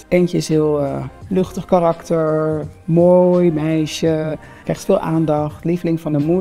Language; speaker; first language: Dutch; native; Dutch